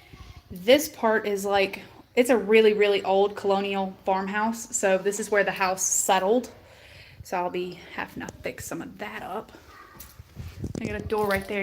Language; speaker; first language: English; native; English